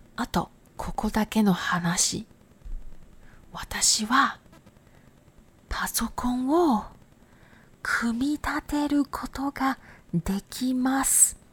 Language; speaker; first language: Japanese; non-native, fluent; Chinese